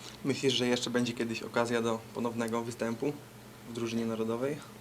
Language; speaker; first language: Polish; native; Polish